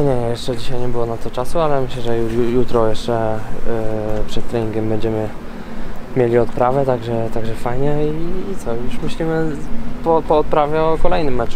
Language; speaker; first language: Polish; native; Polish